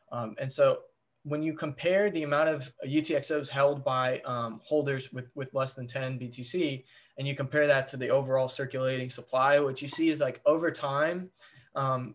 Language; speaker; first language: English; native; English